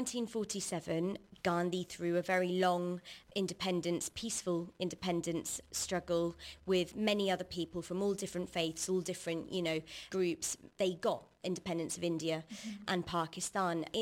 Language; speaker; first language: English; native; English